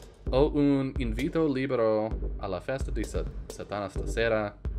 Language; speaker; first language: Italian; non-native, learner; English